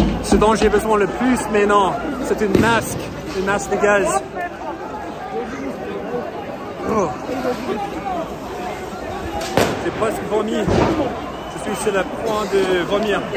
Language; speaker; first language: French; non-native, learner; English